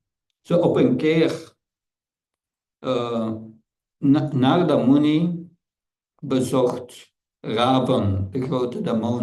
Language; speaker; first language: Dutch; non-native, fluent; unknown